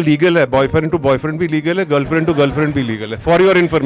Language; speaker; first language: Hindi; native; Hindi